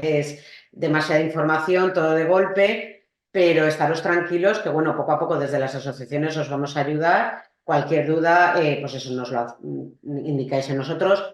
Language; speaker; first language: Spanish; native; Spanish